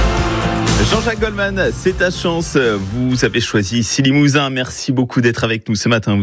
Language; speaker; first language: French; native; French